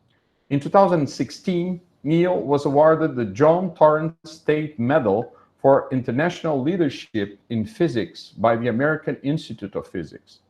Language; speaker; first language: English; non-native, fluent; Portuguese